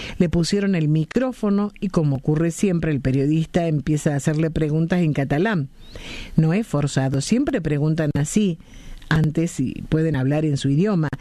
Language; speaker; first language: Spanish; native; Spanish